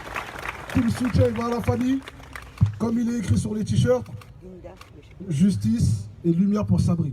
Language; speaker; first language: French; native; French